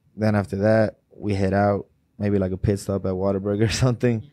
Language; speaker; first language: English; early bilingual, other home language; Spanish